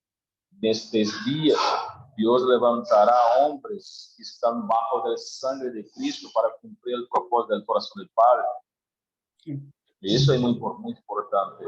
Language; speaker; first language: Spanish; non-native, learner; Portuguese